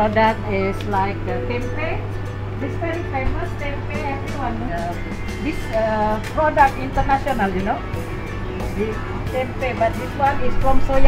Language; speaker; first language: English; non-native, learner; Indonesian